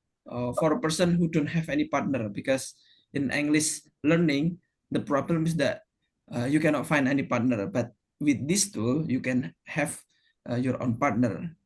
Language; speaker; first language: English; non-native, fluent; Indonesian